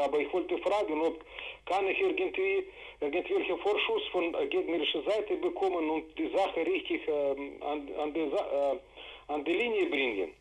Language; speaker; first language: German; non-native, fluent; Russian